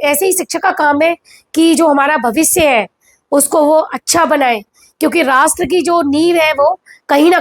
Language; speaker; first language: Hindi; native; Hindi